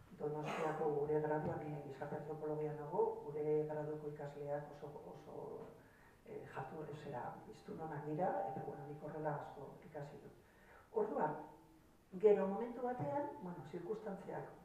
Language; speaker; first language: Basque; non-native, local second language; Spanish